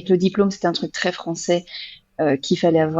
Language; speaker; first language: French; native; French